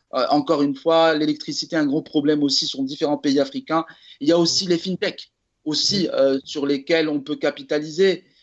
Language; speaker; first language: French; non-native, local second language; Arabic